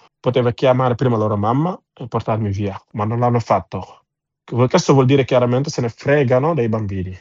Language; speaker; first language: Italian; non-native, fluent; Wolof